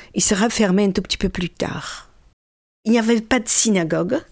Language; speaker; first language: French; non-native, fluent; Russian